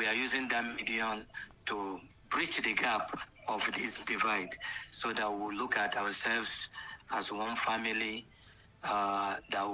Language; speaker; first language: English; non-native, local second language; Hausa